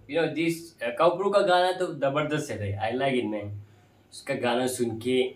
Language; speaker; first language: Hindi; non-native, local second language; Kok Borok